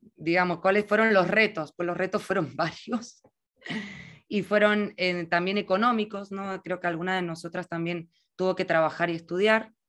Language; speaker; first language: Spanish; native; Spanish